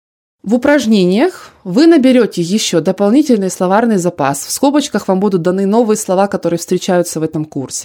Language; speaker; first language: Russian; native; Russian